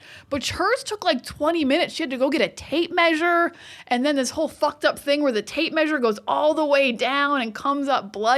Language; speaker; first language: English; native; English